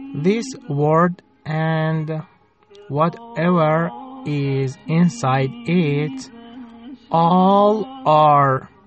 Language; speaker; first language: English; non-native, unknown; Persian